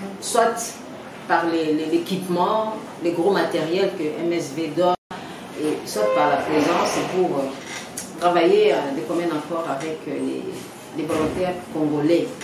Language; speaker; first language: French; non-native, local second language; Lingala